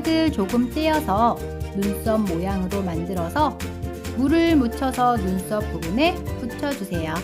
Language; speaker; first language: Korean; native; Korean